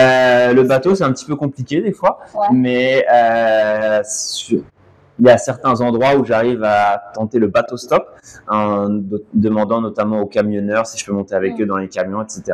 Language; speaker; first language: French; native; French